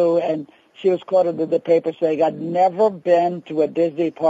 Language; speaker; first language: English; native; English